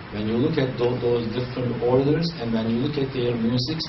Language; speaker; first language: English; non-native, fluent; Turkish